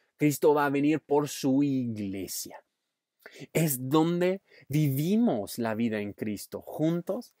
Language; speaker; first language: Spanish; non-native, fluent; English